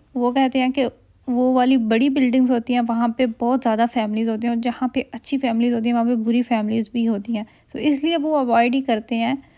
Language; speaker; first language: Urdu; native; Urdu